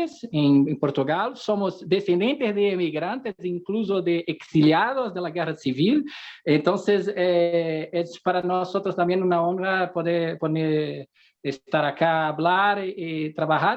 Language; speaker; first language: Spanish; non-native, fluent; Portuguese